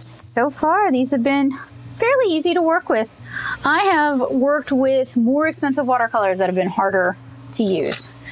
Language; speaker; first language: English; native; English